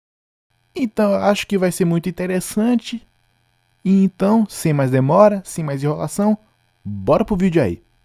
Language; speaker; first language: Portuguese; non-native, fluent; English